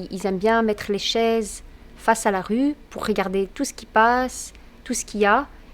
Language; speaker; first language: French; early bilingual, other home language; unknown